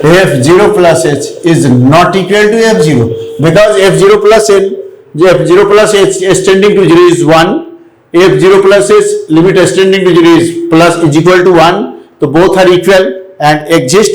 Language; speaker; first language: English; non-native, local second language; Hindi